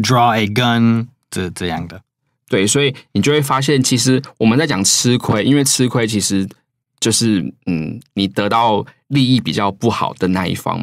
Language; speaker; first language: Chinese; native; Chinese